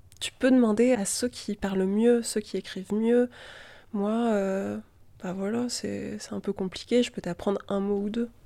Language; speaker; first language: French; native; French